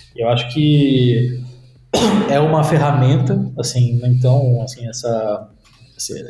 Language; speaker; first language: Portuguese; native; Portuguese